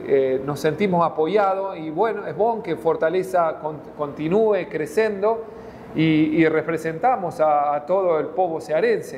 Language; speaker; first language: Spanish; non-native, fluent; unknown